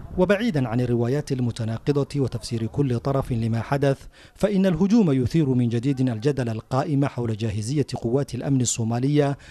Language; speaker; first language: Arabic; non-native, local second language; Somali